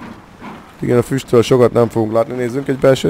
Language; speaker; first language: Hungarian; native; Hungarian